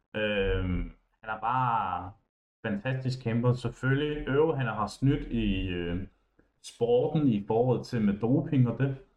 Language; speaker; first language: Danish; native; Danish